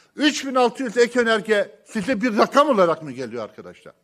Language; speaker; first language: Turkish; native; Turkish